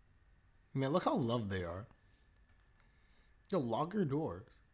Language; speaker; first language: English; native; English